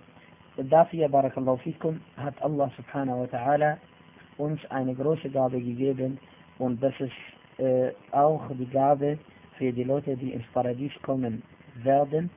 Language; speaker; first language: German; non-native, fluent; Arabic